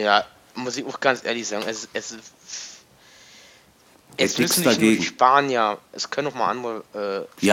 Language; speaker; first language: German; native; German